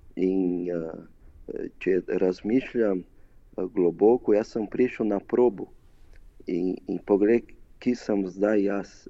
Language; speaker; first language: Slovenian; non-native, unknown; Portuguese